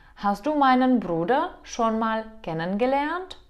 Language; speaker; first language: German; non-native, fluent; Czech